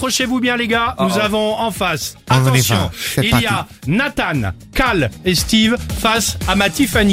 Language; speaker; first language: French; native; French